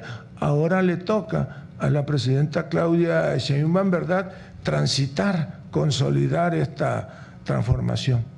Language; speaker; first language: Spanish; native; Spanish